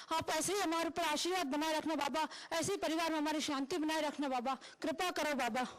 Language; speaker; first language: Hindi; non-native, local second language; Nepali